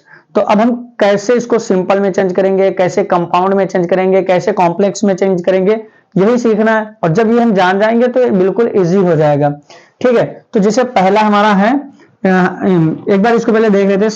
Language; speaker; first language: Hindi; native; Hindi